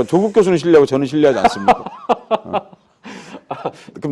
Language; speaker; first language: Korean; native; Korean